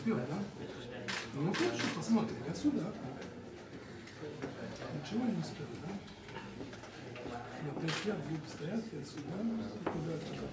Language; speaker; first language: Russian; non-native, learner; Serbian